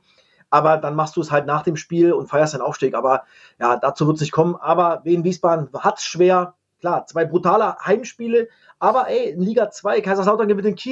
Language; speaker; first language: German; native; German